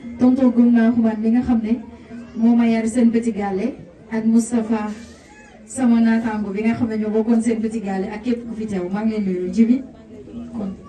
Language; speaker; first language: Wolof; native; Wolof